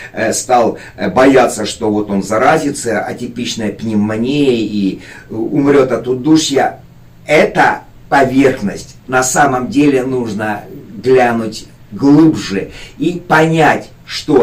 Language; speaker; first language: Russian; native; Russian